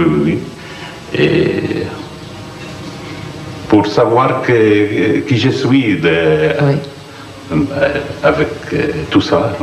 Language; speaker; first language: French; non-native, fluent; Arabic